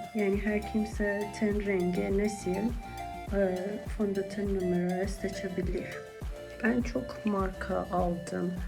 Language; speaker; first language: Turkish; non-native, learner; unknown